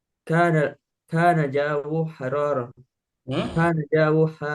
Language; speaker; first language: Arabic; non-native, learner; Indonesian